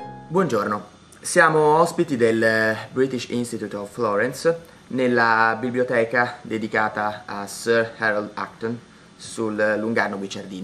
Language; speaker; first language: Italian; native; Italian